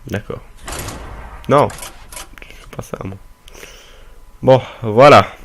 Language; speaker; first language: French; native; French